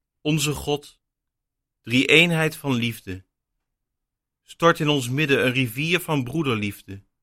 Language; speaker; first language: Dutch; native; Dutch